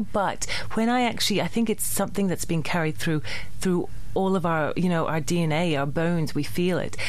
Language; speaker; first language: English; native; English